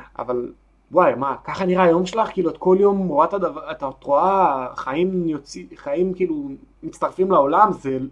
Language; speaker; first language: Hebrew; native; Hebrew